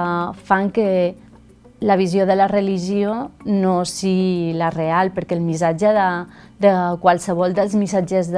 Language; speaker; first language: Catalan; early bilingual, other home language; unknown